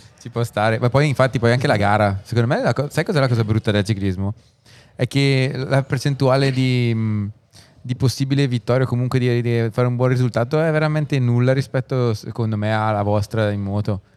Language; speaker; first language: Italian; native; Italian